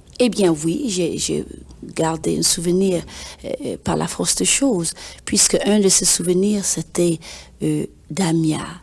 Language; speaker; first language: French; non-native, fluent; English